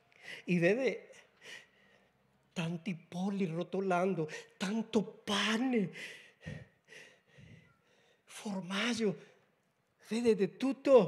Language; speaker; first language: Italian; non-native, learner; Spanish